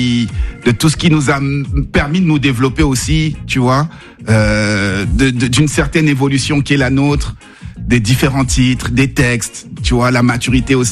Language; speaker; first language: French; native; French